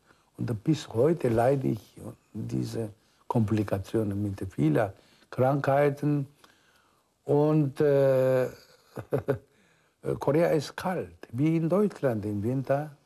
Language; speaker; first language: German; non-native, fluent; Korean